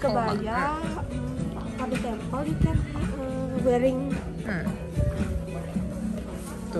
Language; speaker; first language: English; non-native, learner; Indonesian